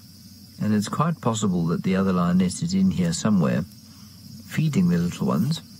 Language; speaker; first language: English; native; English